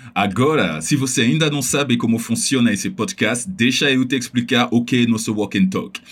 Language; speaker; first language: Portuguese; non-native, fluent; French